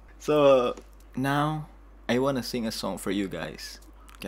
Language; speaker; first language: English; non-native, fluent; Indonesian